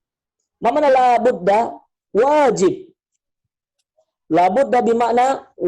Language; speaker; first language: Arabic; non-native, fluent; Indonesian